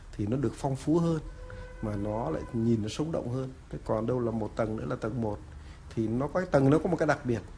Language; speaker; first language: Vietnamese; native; Vietnamese